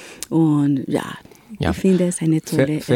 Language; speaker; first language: German; non-native, learner; Spanish